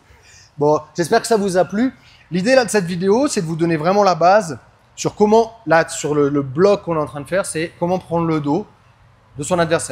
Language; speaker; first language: French; native; French